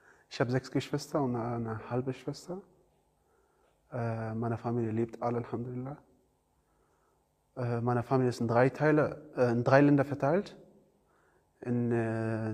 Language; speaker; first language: German; non-native, fluent; Arabic